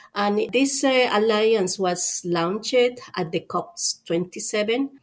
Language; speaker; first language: English; non-native, fluent; Spanish